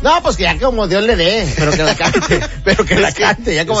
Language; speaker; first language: Spanish; native; Spanish